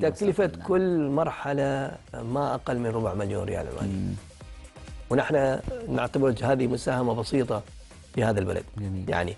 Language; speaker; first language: Arabic; native; Arabic